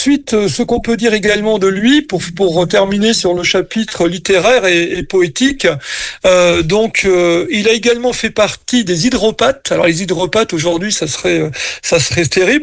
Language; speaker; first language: French; native; French